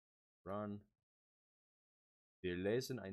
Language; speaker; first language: German; non-native, learner; English